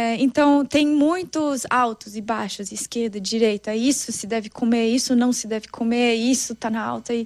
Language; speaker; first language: Portuguese; non-native, fluent; German